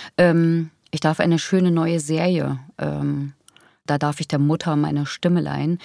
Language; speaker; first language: German; native; German